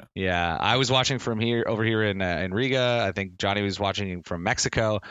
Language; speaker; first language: English; native; English